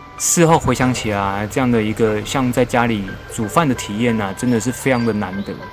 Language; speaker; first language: Chinese; native; Chinese